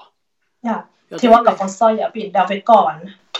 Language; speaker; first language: Swedish; non-native, learner; Thai